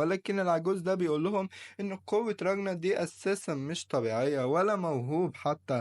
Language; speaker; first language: Arabic; native; Arabic